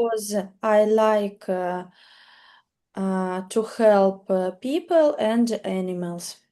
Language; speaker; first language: English; non-native, learner; Russian